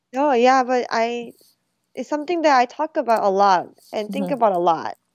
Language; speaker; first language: English; early bilingual, other home language; Korean